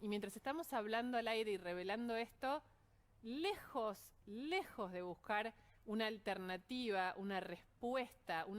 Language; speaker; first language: Spanish; native; Spanish